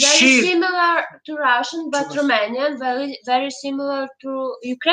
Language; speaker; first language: English; non-native, learner; Ukrainian